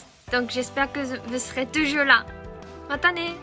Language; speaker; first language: French; non-native, fluent; Japanese